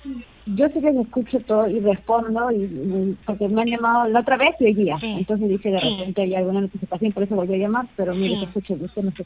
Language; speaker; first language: Spanish; native; Spanish